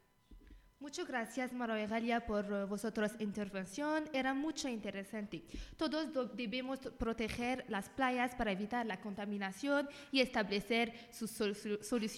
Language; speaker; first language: Spanish; non-native, learner; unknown